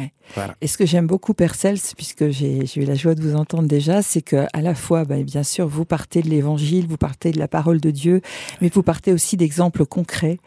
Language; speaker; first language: French; native; French